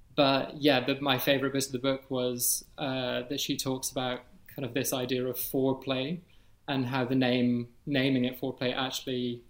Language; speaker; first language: English; native; English